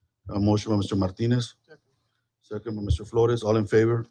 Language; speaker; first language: English; native; English